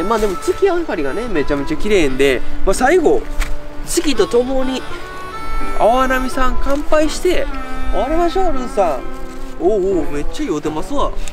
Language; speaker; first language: Japanese; native; Japanese